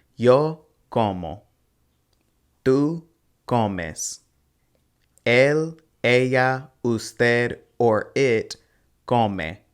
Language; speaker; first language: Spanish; non-native, fluent; English